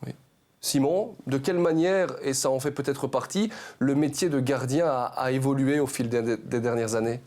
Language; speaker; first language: French; native; French